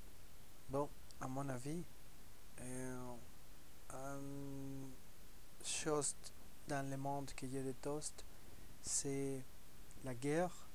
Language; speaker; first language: French; non-native, learner; Spanish